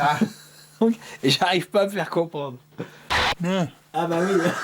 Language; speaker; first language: French; native; French